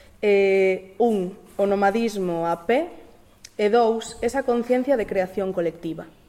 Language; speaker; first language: Galician; non-native, local second language; Spanish